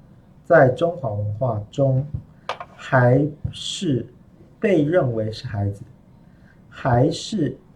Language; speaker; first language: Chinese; non-native, fluent; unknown